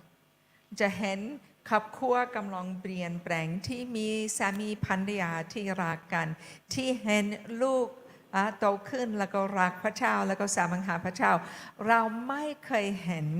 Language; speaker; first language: Thai; non-native, fluent; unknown